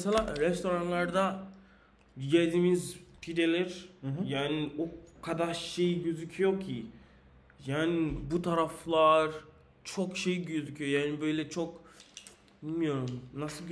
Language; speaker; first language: Turkish; non-native, learner; English